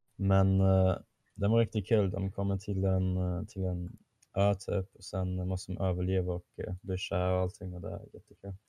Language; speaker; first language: Swedish; non-native, fluent; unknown